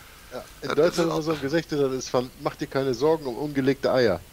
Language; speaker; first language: Dutch; non-native, fluent; German